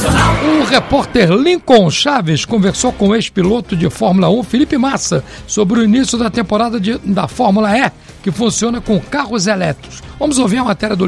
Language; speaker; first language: Portuguese; native; Portuguese